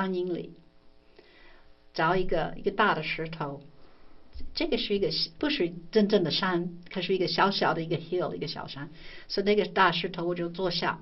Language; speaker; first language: Chinese; non-native, fluent; English